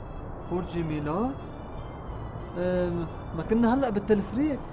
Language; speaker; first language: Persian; non-native, learner; Arabic